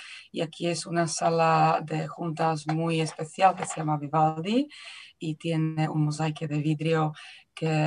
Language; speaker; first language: Spanish; non-native, fluent; Czech